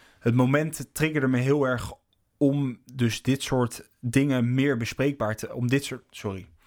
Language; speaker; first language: Dutch; native; Dutch